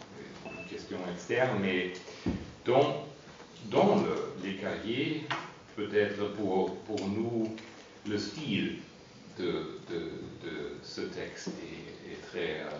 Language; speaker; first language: French; non-native, fluent; German